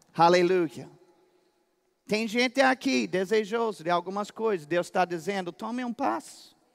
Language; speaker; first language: Portuguese; non-native, fluent; English